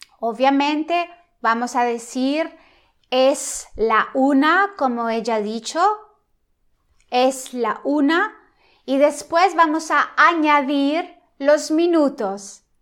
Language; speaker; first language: Spanish; non-native, fluent; Italian